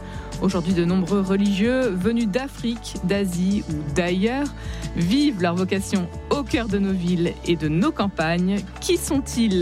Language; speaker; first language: French; native; French